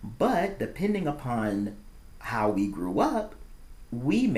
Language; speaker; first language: English; native; English